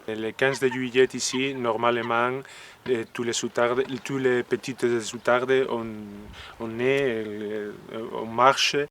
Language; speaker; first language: French; non-native, learner; Spanish